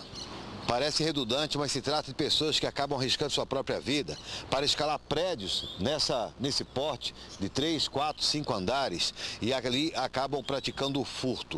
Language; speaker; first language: Portuguese; native; Portuguese